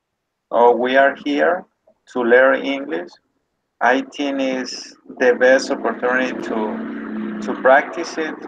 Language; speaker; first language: English; non-native, learner; Spanish